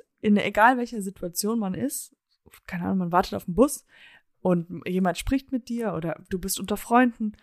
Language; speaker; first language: German; early bilingual, heritage; German